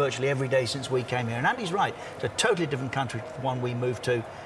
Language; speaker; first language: English; native; English